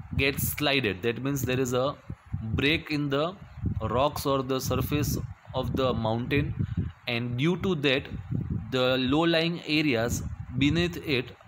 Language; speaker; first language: English; non-native, local second language; Gujarati